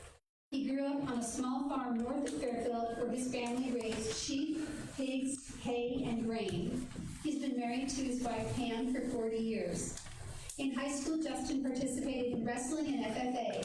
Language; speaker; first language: English; native; English